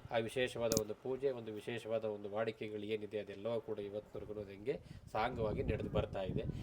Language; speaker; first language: Kannada; native; Kannada